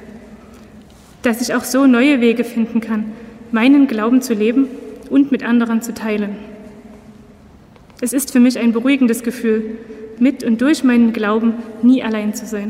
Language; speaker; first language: German; native; German